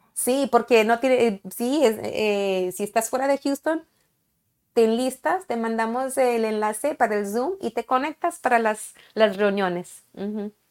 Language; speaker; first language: Spanish; early bilingual, heritage; Spanish